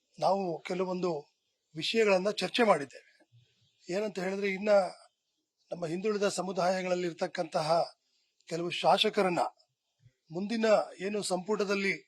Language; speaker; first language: Kannada; non-native, local second language; Lambadi